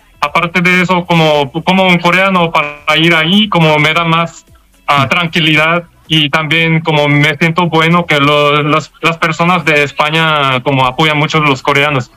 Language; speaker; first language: Spanish; non-native, learner; Korean